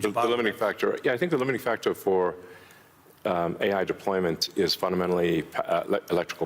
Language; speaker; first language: English; early bilingual, other home language; Afrikaans